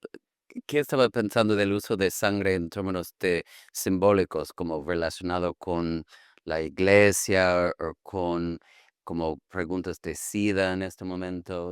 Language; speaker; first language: Spanish; non-native, fluent; English